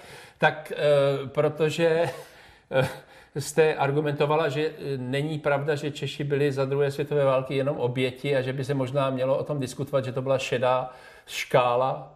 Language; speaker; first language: Czech; native; Czech